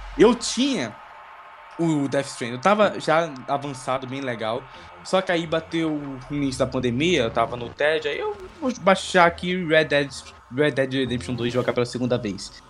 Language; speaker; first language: Portuguese; native; Portuguese